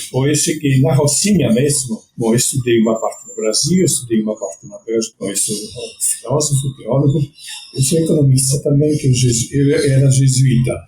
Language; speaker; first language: Portuguese; non-native, fluent; French